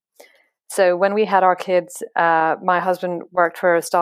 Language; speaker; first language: English; non-native, fluent; French